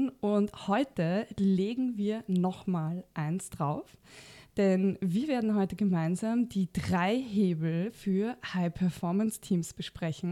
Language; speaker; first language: German; native; German